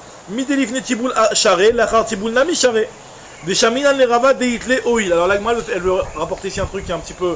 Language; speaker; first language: French; native; French